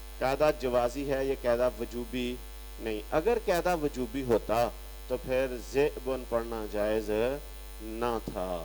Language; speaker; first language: Urdu; non-native, local second language; Punjabi